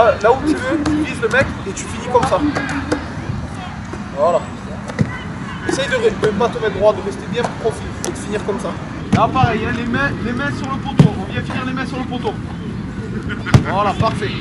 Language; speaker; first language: French; native; French